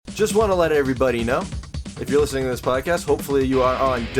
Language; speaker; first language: English; native; English